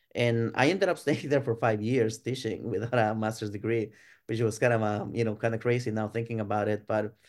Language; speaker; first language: English; non-native, fluent; Spanish